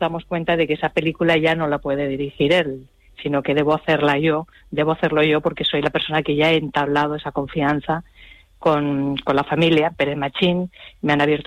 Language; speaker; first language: Spanish; native; Spanish